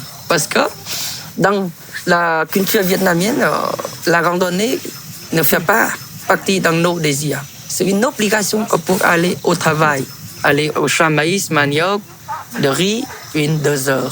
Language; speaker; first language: French; non-native, fluent; Vietnamese